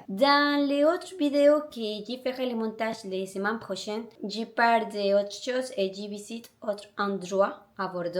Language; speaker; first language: French; non-native, learner; Spanish